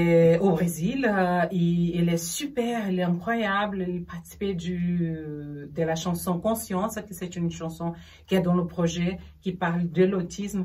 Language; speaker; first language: French; non-native, fluent; Portuguese